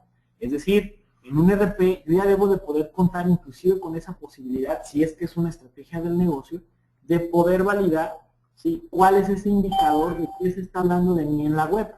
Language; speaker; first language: Spanish; native; Spanish